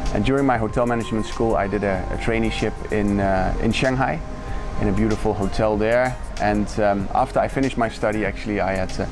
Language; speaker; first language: English; non-native, fluent; Dutch